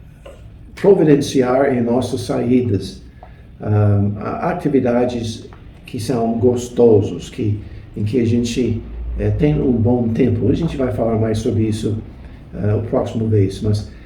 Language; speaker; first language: Portuguese; non-native, fluent; English